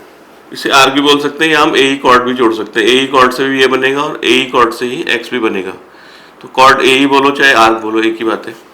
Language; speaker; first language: Hindi; native; Hindi